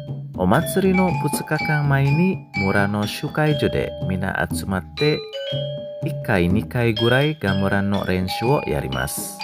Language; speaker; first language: Japanese; non-native, fluent; Indonesian